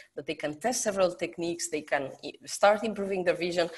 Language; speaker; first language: English; non-native, fluent; Spanish